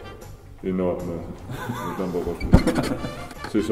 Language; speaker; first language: Spanish; non-native, learner; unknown